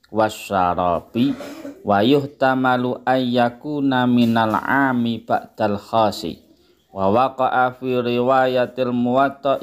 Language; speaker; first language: Arabic; non-native, fluent; Indonesian